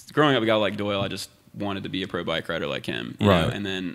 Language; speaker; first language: English; native; English